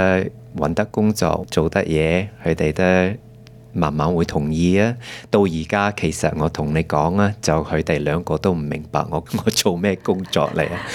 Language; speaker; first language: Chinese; early bilingual, heritage; Cantonese